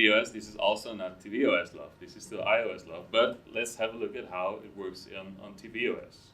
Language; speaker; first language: English; non-native, fluent; Dutch